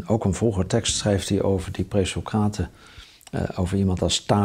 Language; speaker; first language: Dutch; native; Dutch